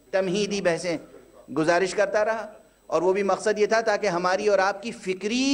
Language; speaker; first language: Urdu; native; Urdu